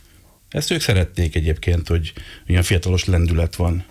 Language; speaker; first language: Hungarian; native; Hungarian